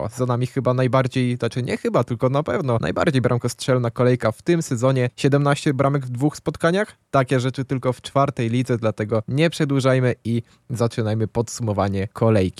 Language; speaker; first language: Polish; native; Polish